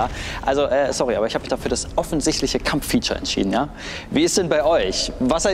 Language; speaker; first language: German; native; German